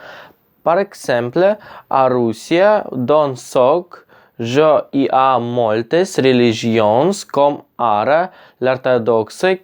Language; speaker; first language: Catalan; non-native, learner; Russian